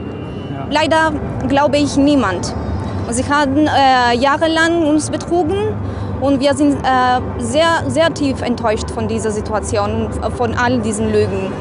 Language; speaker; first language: German; non-native, fluent; Greek